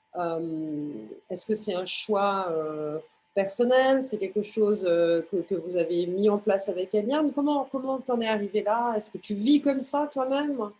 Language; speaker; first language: French; native; French